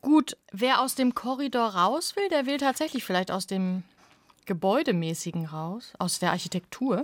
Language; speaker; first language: German; native; German